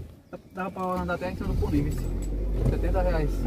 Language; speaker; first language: Portuguese; native; Portuguese